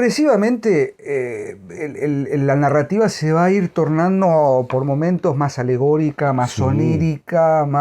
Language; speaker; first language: Spanish; native; Spanish